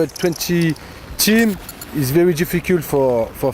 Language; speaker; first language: English; non-native, learner; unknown